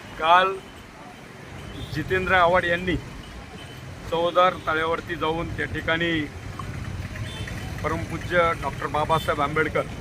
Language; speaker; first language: Marathi; native; Marathi